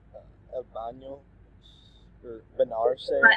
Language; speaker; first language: Spanish; non-native, learner; English